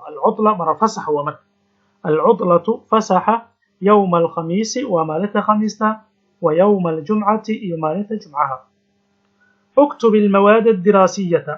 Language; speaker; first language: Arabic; non-native, fluent; Somali